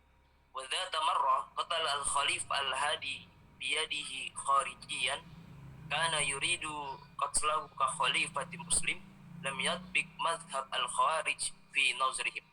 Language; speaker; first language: Arabic; non-native, learner; Indonesian